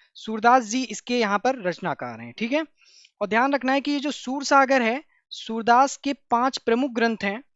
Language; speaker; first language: Hindi; native; Hindi